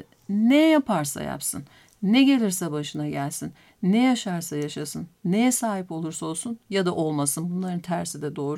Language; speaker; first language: Turkish; native; Turkish